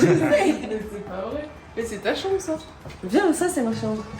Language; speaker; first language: French; native; French